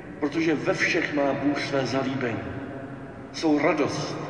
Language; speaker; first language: Czech; native; Czech